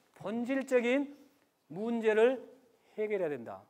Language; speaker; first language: Korean; native; Korean